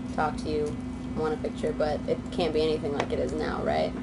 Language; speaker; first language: English; native; English